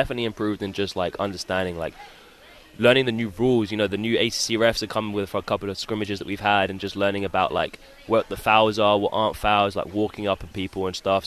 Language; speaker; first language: English; native; English